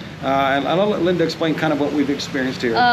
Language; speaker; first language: English; native; English